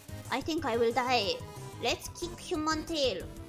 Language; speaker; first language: English; non-native, learner; Japanese